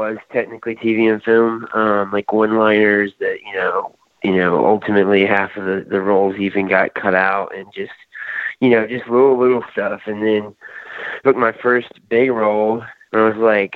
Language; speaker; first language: English; native; English